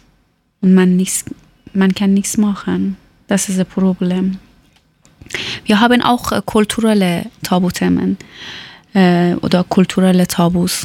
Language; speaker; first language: German; non-native, learner; Persian